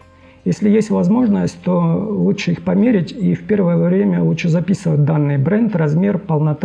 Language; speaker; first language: Russian; native; Russian